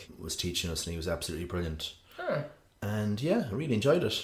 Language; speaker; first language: English; native; English